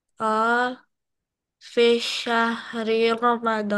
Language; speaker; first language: Arabic; non-native, learner; Indonesian